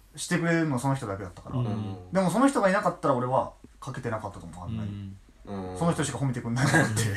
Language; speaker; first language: Japanese; native; Japanese